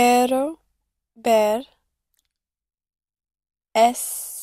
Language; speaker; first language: Spanish; non-native, learner; English